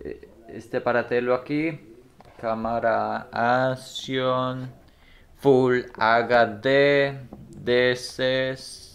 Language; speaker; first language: Portuguese; non-native, learner; Spanish